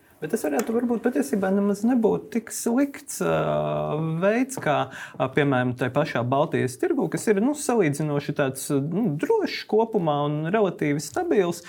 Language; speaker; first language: Latvian; native; Latvian